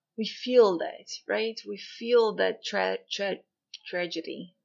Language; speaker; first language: English; non-native, fluent; Portuguese